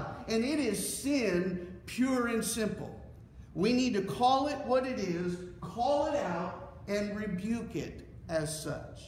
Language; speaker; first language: English; native; English